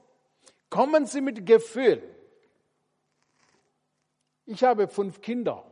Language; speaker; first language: German; non-native, learner; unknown